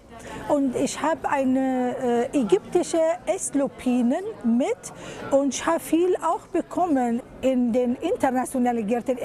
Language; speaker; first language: German; non-native, fluent; Arabic